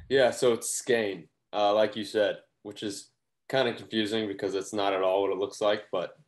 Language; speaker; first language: English; native; English